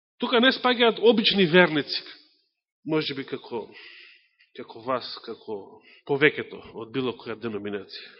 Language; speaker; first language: Macedonian; native; Macedonian